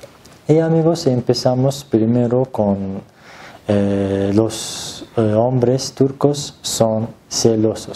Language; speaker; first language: Spanish; non-native, learner; Turkish